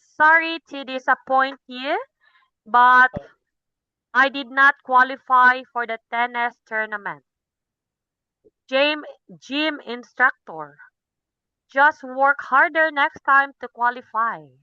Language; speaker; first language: English; non-native, fluent; Cebuano